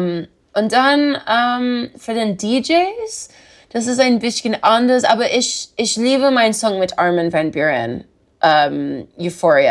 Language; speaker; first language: German; non-native, learner; English